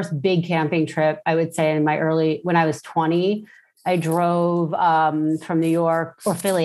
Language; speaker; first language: English; native; English